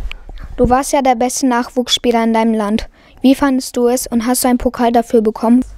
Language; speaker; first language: German; native; German